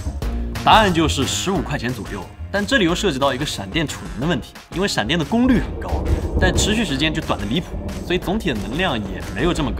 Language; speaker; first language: Chinese; native; Chinese